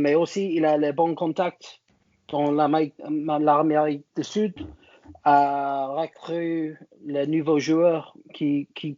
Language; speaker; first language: French; non-native, learner; English